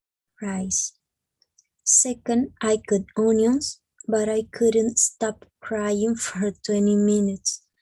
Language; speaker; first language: English; non-native, learner; Spanish